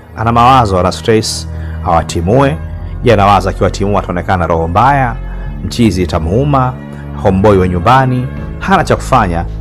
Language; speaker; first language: Swahili; native; Swahili